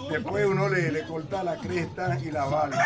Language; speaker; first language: Spanish; native; Spanish